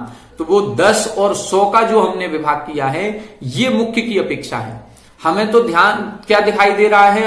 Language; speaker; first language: Hindi; native; Hindi